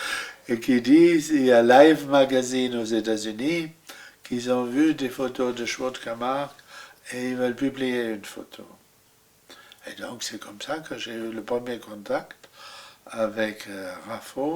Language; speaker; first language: French; non-native, fluent; German